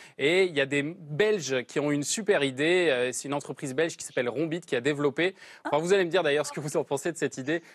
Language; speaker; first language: French; native; French